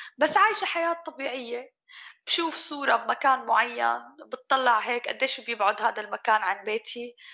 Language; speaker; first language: Arabic; native; Arabic